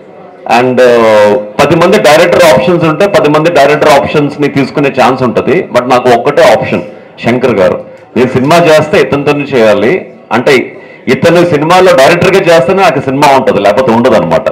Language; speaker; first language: Telugu; native; Telugu